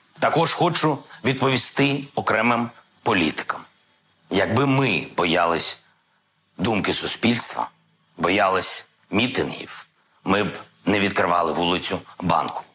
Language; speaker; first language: Ukrainian; non-native, local second language; Russian